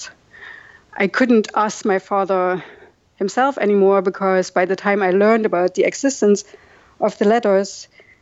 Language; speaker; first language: English; non-native, fluent; German